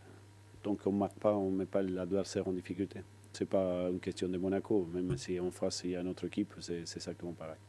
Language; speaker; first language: French; non-native, fluent; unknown